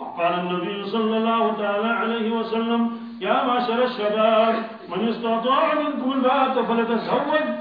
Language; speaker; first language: Arabic; non-native, fluent; Urdu